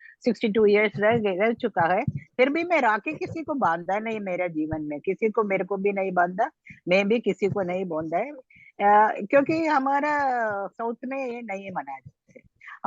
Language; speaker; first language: Hindi; non-native, local second language; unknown